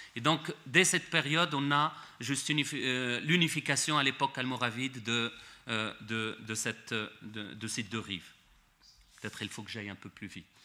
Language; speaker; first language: French; non-native, local second language; Arabic